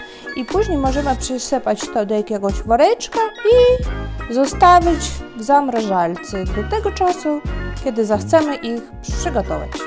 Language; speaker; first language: Polish; non-native, fluent; Ukrainian